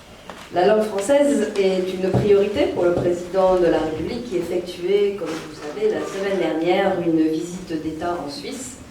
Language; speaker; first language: French; native; French